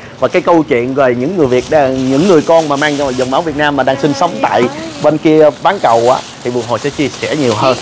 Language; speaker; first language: Vietnamese; native; Vietnamese